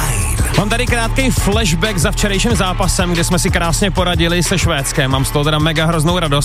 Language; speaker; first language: Czech; native; Czech